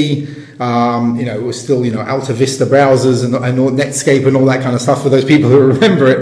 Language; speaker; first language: English; native; English